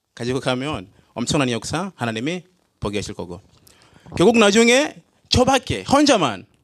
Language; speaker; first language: Korean; non-native, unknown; Swahili